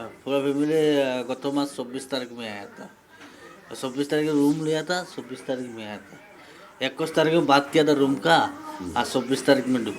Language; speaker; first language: Hindi; non-native, local second language; Bangla